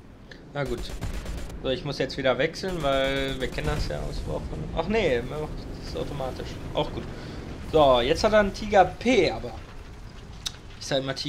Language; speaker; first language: German; native; German